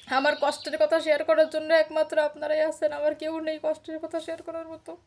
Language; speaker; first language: Bangla; native; Bangla